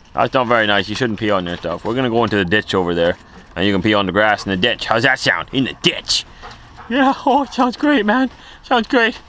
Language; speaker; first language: English; native; English